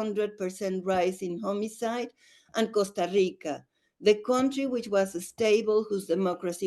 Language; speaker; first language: English; non-native, fluent; Spanish